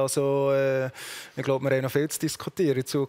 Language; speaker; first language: German; native; German